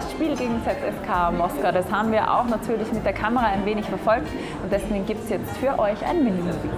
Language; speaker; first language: German; native; German